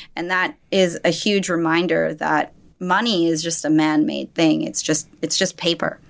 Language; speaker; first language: English; native; English